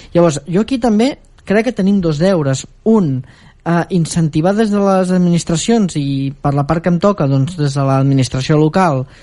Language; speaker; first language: Catalan; native; Catalan